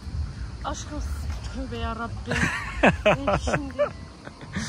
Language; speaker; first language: Turkish; early bilingual, heritage; Turkish